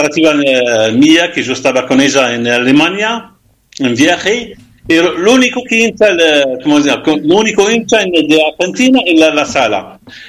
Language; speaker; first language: Spanish; non-native, fluent; Arabic